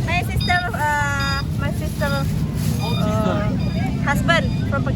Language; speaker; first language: English; non-native, learner; Indonesian